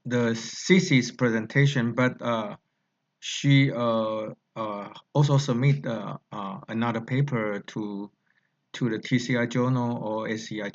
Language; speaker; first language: English; non-native, learner; Chinese